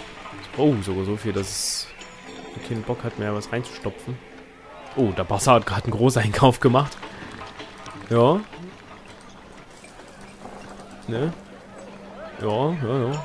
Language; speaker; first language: German; native; German